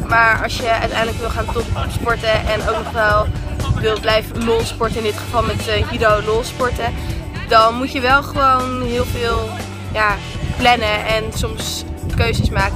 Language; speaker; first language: Dutch; native; Dutch